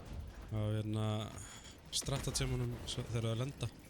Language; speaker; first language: Icelandic; native; Icelandic